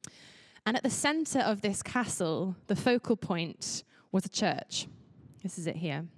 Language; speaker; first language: English; native; English